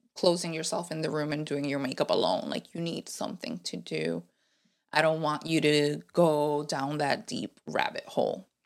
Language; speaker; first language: English; non-native, fluent; Spanish